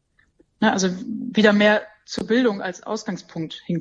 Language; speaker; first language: German; native; German